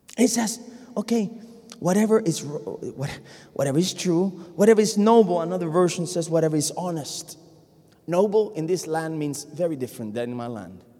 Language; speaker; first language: English; non-native, fluent; Spanish